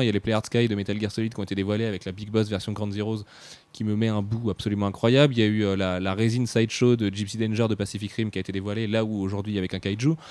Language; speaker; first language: French; native; French